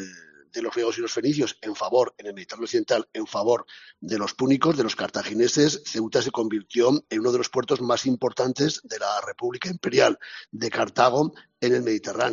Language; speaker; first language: Spanish; native; Spanish